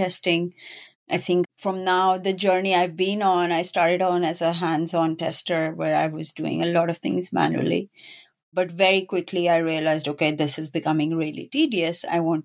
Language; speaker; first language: English; non-native, local second language; Urdu